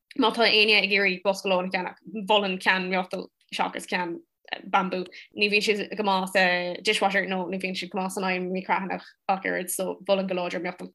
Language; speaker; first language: Irish; non-native, local second language; English